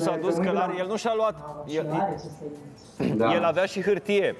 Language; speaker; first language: Romanian; native; Romanian